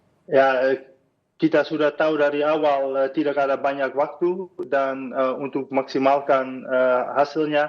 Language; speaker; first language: Indonesian; non-native, fluent; Dutch